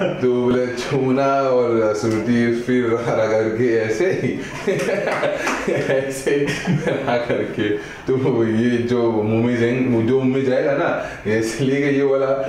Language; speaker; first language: Hindi; non-native, fluent; Igbo